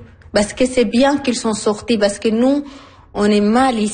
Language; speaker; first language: French; non-native, learner; Arabic